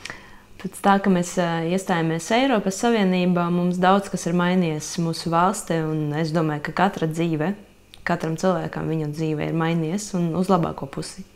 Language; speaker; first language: Latvian; non-native, local second language; Russian